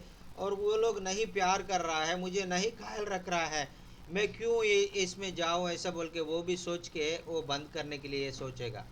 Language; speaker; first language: Hindi; non-native, local second language; Telugu